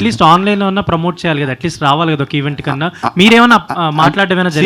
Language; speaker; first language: Telugu; native; Telugu